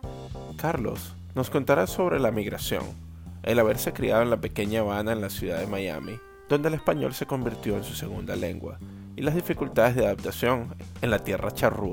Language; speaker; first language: Spanish; native; Spanish